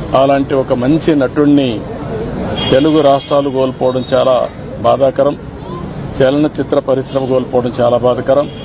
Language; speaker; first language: Telugu; native; Telugu